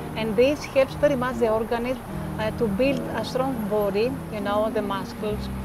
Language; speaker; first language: English; non-native, fluent; German